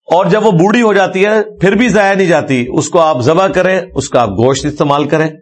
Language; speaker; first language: Urdu; non-native, local second language; Punjabi